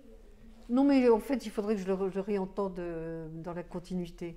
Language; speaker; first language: French; native; French